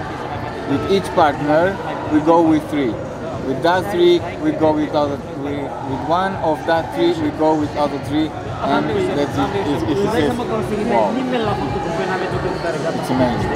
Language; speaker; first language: English; non-native, fluent; Romanian